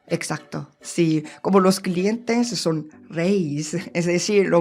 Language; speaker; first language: Spanish; non-native, learner; Korean